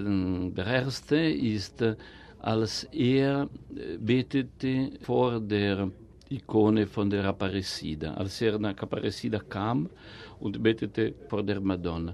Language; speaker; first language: German; non-native, fluent; Italian